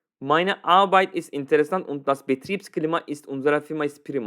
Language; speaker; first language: German; non-native, fluent; Turkish